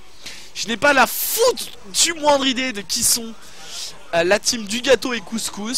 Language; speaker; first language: French; native; French